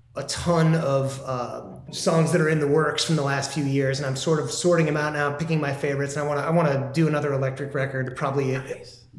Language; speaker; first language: English; native; English